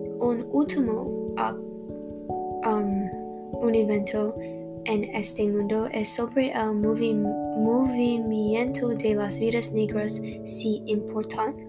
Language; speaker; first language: Spanish; non-native, learner; English